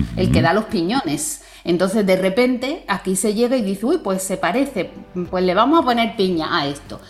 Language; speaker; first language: Spanish; native; Spanish